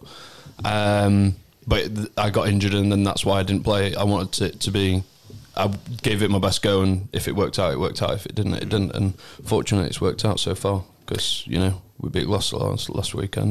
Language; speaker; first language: English; native; English